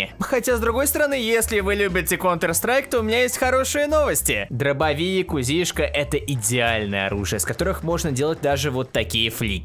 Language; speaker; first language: Russian; native; Russian